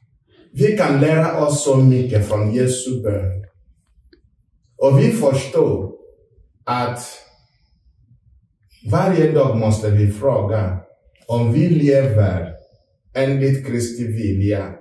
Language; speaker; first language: Swedish; non-native, fluent; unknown